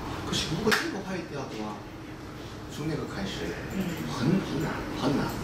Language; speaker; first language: Chinese; non-native, fluent; Korean